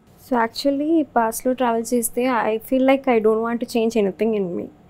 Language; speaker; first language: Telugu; non-native, learner; Malayalam